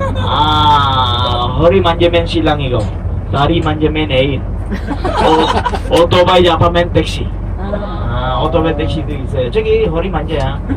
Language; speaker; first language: Korean; non-native, learner; Indonesian